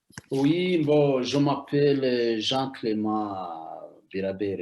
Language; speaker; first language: French; non-native, local second language; Rundi